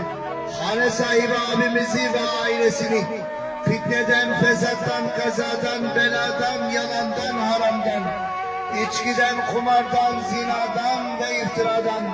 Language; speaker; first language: Turkish; native; Turkish